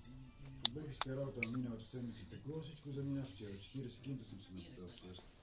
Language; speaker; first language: Bulgarian; native; Bulgarian